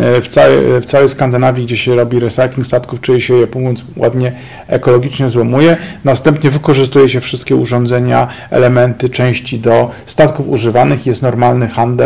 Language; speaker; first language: Polish; native; Polish